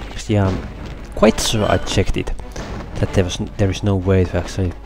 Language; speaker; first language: English; non-native, fluent; Finnish